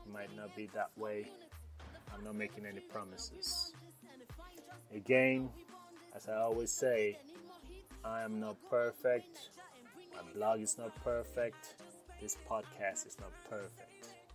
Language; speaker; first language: English; non-native, local second language; Krio